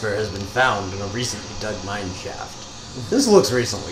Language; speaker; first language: English; native; English